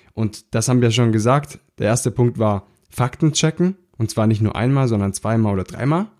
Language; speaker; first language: German; early bilingual, other home language; Italian